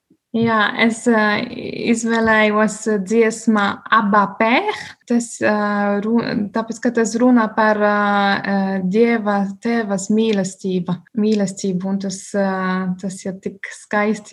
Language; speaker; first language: Latvian; non-native, learner; German